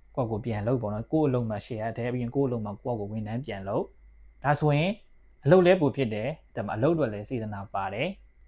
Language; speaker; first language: Burmese; native; Burmese